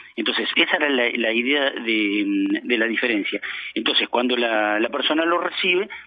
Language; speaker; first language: Spanish; native; Spanish